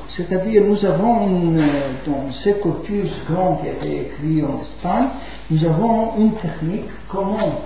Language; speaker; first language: French; non-native, fluent; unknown